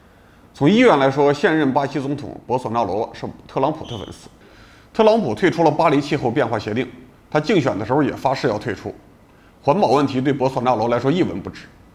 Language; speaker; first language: Chinese; native; Chinese